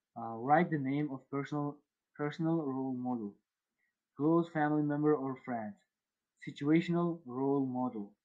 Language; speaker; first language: English; non-native, fluent; Uzbek